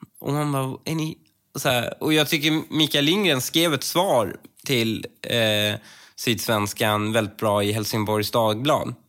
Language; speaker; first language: Swedish; early bilingual, other home language; Persian